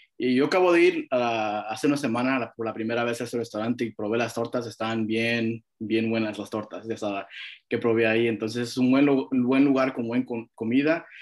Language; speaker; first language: Spanish; early bilingual, heritage; Spanish